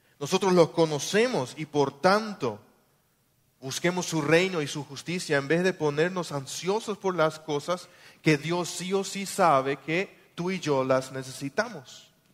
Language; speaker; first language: Spanish; non-native, local second language; German